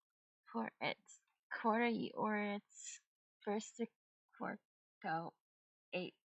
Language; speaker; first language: Danish; non-native, learner; English